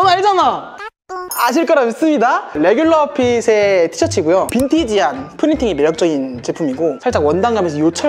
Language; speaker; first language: Korean; native; Korean